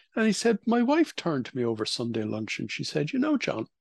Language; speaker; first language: English; native; English